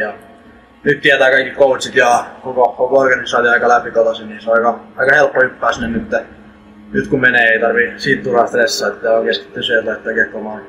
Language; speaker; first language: Finnish; native; Finnish